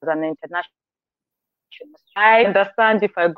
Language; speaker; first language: English; non-native, local second language; Nyanja